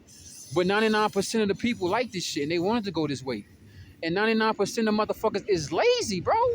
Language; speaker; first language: English; native; English